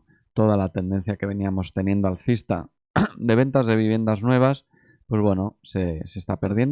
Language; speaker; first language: Spanish; native; Spanish